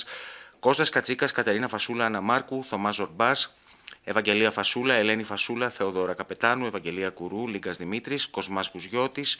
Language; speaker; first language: Greek; native; Greek